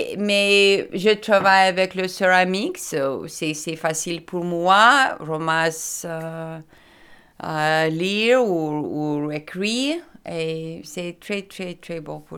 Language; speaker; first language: French; non-native, learner; Lithuanian